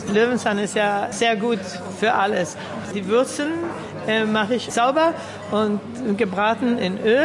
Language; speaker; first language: German; early bilingual, other home language; Swedish